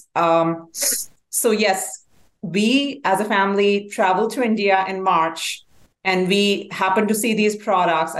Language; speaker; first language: English; non-native, local second language; Hindi